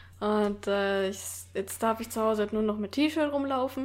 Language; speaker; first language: German; native; German